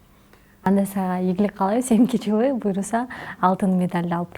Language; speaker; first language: Kyrgyz; native; Kyrgyz